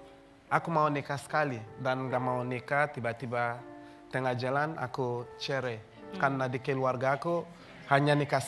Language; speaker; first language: Indonesian; non-native, fluent; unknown